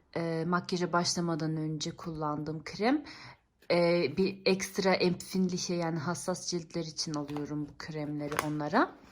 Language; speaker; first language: Turkish; early bilingual, heritage; Turkish